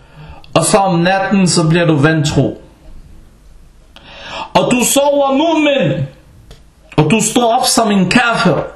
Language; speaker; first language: Danish; non-native, fluent; Arabic